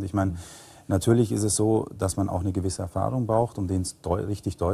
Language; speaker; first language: German; native; German